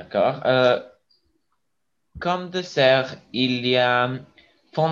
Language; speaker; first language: French; non-native, learner; Spanish